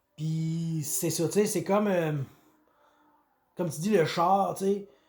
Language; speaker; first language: French; native; French